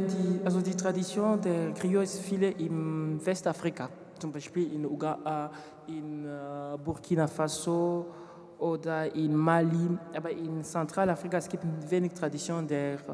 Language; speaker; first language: German; non-native, learner; French